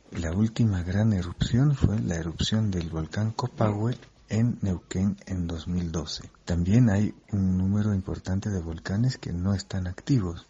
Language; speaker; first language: Spanish; non-native, fluent; French